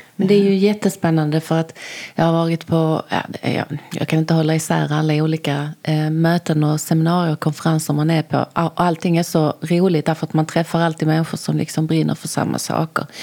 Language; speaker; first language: Swedish; native; Swedish